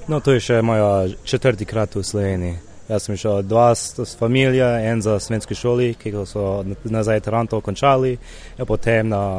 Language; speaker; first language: Slovenian; early bilingual, heritage; Slovenian